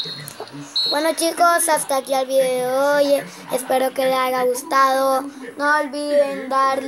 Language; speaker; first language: Spanish; native; Spanish